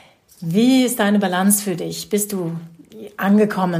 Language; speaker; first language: German; native; German